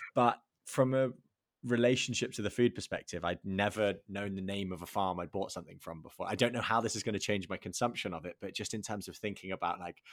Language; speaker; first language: English; native; English